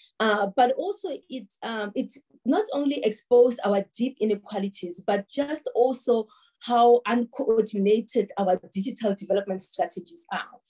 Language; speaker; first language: English; non-native, local second language; Tsonga